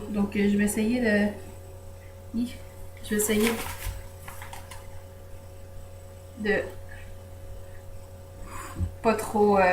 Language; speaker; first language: French; native; French